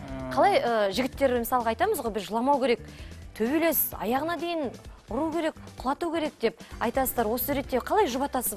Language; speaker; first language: Kazakh; native; Kazakh